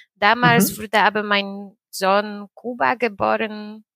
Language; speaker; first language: German; non-native, fluent; Polish